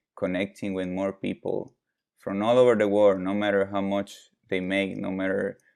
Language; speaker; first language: English; non-native, fluent; Spanish